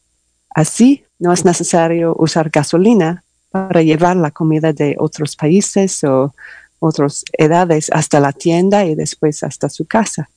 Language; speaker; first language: Spanish; non-native, learner; English